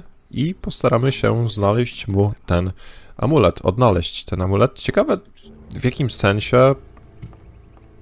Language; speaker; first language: Polish; native; Polish